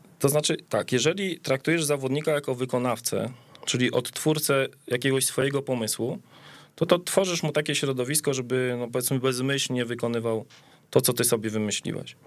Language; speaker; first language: Polish; native; Polish